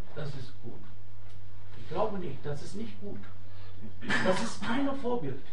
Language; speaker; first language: German; non-native, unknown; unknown